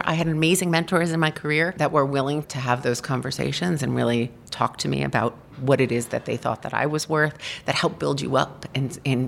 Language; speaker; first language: English; native; English